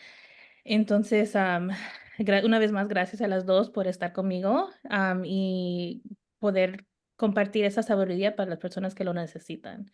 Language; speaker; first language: Spanish; early bilingual, heritage; Spanish